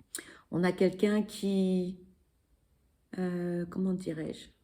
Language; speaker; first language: French; native; French